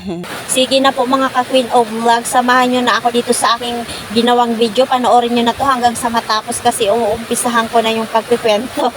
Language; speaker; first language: Filipino; non-native, fluent; Masbatenyo